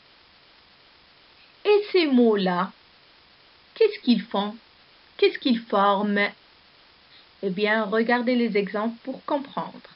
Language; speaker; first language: French; non-native, local second language; Arabic